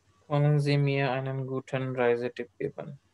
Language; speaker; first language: German; non-native, learner; Urdu